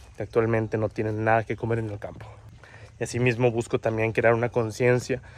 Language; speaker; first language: Spanish; native; Spanish